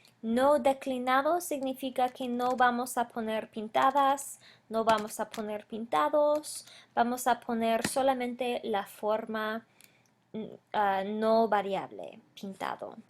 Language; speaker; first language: Spanish; non-native, fluent; English